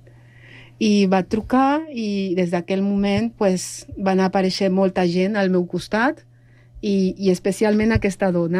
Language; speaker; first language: Catalan; non-native, fluent; Spanish